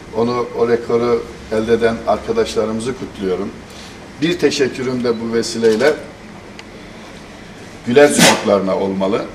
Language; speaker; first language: Turkish; native; Turkish